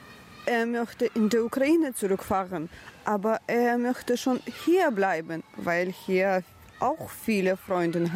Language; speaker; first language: German; non-native, learner; Ukrainian